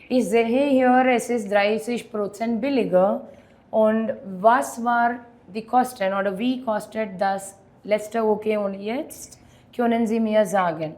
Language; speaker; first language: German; non-native, learner; Hindi